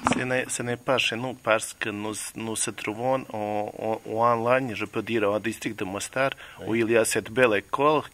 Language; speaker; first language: French; non-native, learner; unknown